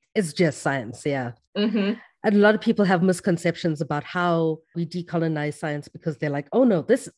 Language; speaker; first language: English; native; English